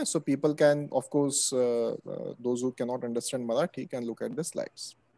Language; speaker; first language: English; non-native, local second language; Marathi